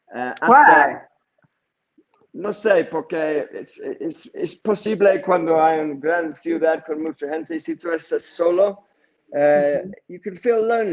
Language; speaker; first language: Spanish; non-native, learner; English